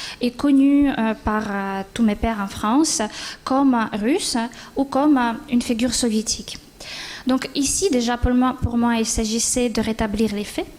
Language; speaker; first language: French; non-native, fluent; Ukrainian